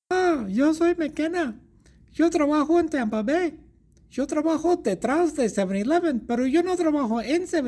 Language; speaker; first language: Spanish; non-native, learner; English